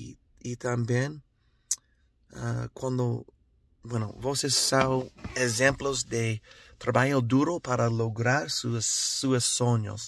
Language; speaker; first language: Portuguese; non-native, learner; Spanish